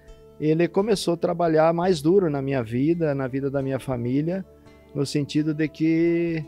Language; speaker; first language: Portuguese; native; Portuguese